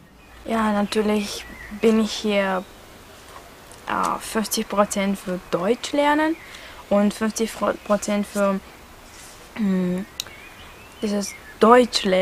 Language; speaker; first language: German; non-native, learner; Romanian